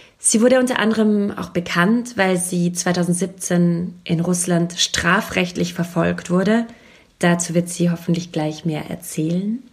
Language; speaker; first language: German; native; German